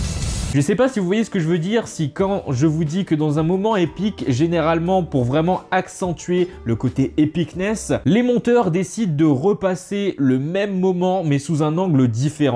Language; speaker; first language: French; native; French